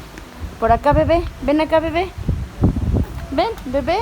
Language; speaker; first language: Spanish; native; Spanish